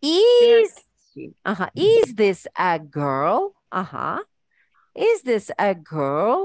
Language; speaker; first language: English; non-native, fluent; Ukrainian